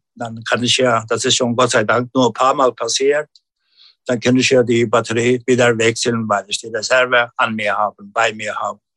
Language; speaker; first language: German; non-native, learner; Turkish